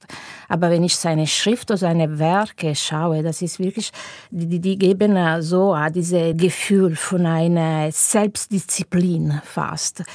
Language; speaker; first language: German; non-native, fluent; Italian